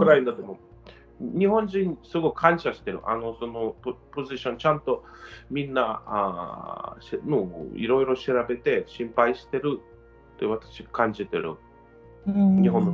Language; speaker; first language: Japanese; non-native, learner; Ukrainian